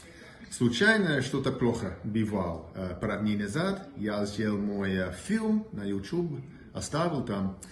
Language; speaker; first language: Russian; non-native, learner; English